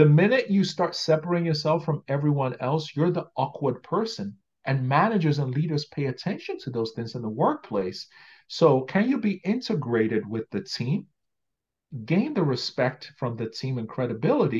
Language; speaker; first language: English; non-native, local second language; Yoruba